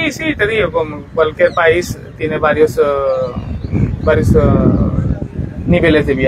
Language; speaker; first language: Spanish; non-native, learner; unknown